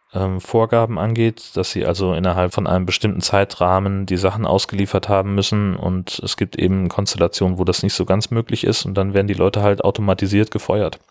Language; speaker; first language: German; native; German